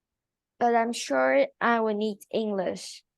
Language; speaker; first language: English; non-native, learner; Vietnamese